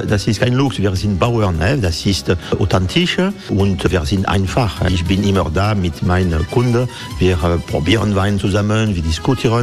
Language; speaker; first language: German; non-native, learner; French